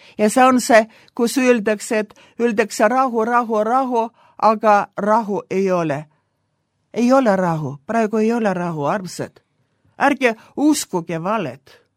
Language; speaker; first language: Estonian; non-native, local second language; Russian